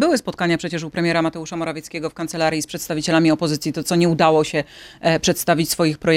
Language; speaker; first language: Polish; native; Polish